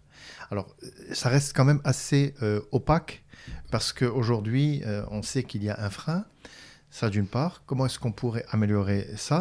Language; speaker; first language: French; non-native, local second language; Arabic